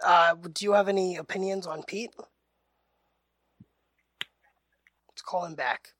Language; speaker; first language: English; native; English